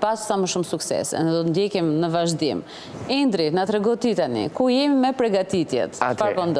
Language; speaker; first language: Albanian; native; Albanian